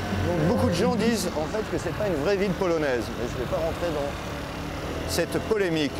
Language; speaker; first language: French; native; French